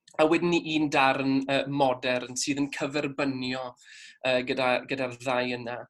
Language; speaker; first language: Welsh; native; Welsh